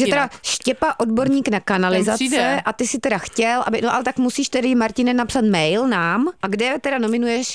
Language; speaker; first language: Czech; native; Czech